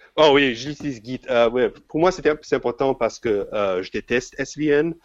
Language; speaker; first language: French; non-native, fluent; English